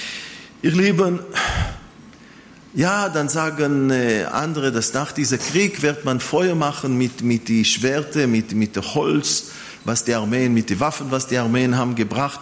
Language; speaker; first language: German; non-native, fluent; Hebrew